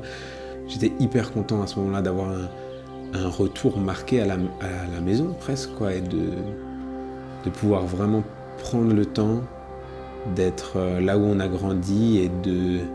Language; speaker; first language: French; native; French